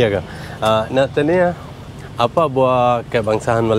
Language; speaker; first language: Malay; non-native, learner; Bangla